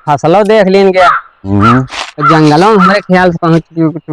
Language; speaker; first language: Hindi; non-native, local second language; Awadhi